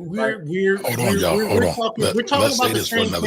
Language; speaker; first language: English; native; English